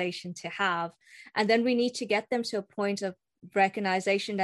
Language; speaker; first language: English; native; English